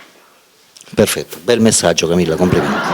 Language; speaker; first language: Italian; native; Italian